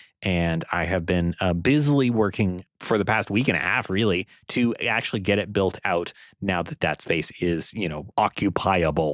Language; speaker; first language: English; native; English